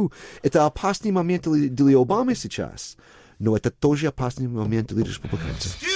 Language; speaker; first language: Russian; non-native, fluent; English